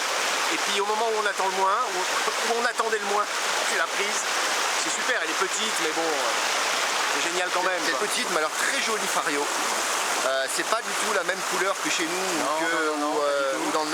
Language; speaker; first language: French; native; French